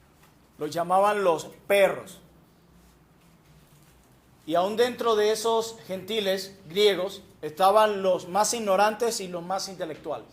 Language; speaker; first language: Spanish; native; Spanish